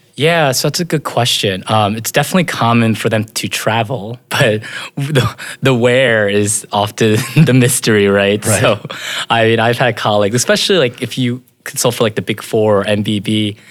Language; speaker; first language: English; native; English